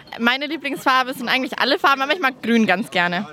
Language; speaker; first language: German; native; German